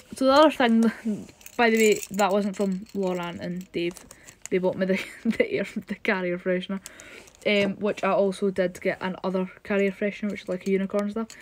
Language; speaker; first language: English; native; English